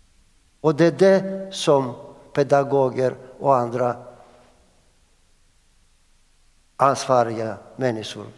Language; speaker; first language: Swedish; non-native, fluent; Greek